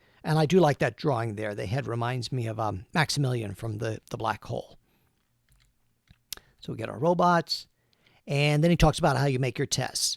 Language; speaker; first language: English; native; English